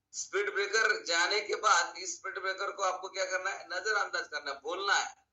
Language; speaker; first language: Hindi; non-native, local second language; Marathi